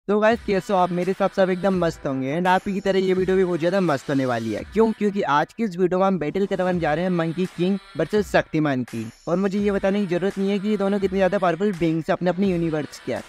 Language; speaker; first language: Hindi; native; Hindi